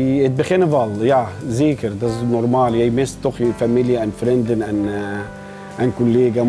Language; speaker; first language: Dutch; non-native, fluent; Arabic